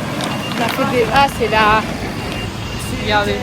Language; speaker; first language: French; native; French